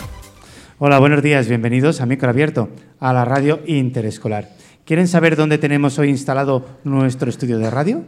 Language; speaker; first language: Spanish; native; Spanish